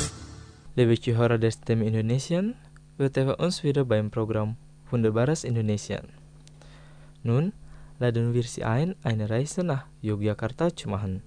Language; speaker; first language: German; non-native, fluent; Indonesian